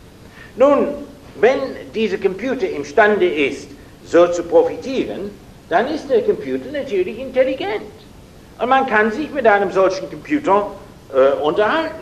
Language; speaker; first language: German; non-native, fluent; English